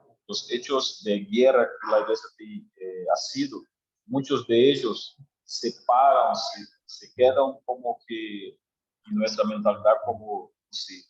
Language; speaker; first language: Spanish; non-native, learner; Portuguese